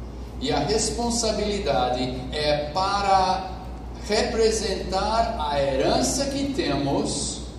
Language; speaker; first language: Portuguese; non-native, fluent; English